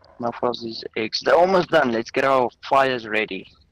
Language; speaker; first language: English; non-native, local second language; Afrikaans